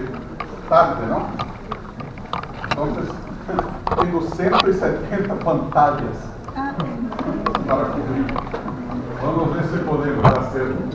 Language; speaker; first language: Spanish; non-native, fluent; Portuguese